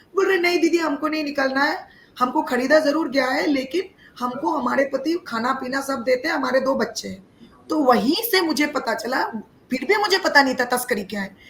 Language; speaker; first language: Hindi; non-native, local second language; Bangla